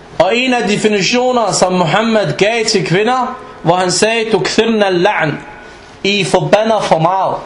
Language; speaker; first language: Danish; non-native, fluent; Arabic